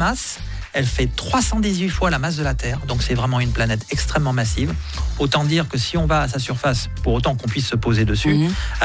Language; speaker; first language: French; native; French